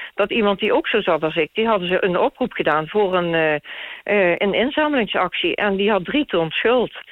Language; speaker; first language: Dutch; native; Dutch